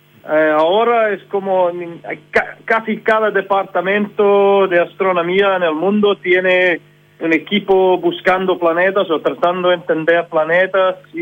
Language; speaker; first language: Spanish; non-native, fluent; English